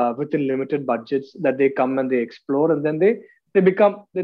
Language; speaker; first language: English; non-native, local second language; Malayalam